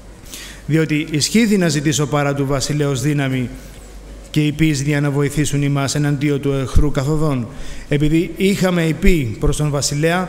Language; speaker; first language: Greek; native; Greek